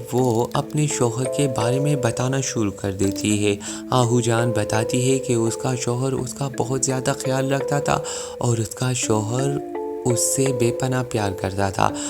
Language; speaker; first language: Urdu; native; Urdu